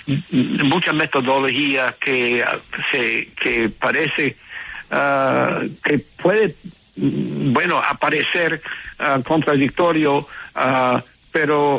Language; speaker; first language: Spanish; non-native, fluent; English